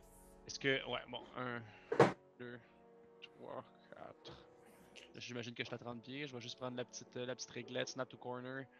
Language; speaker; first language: French; native; French